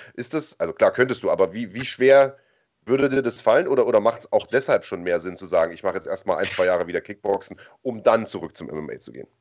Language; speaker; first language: German; native; German